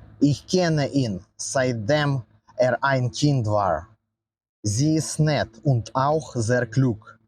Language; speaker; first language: German; non-native, learner; Ukrainian